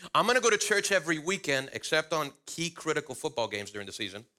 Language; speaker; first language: English; early bilingual, other home language; Spanish